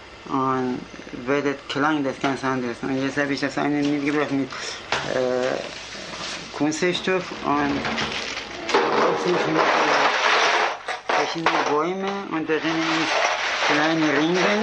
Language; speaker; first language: German; non-native, fluent; Kurdish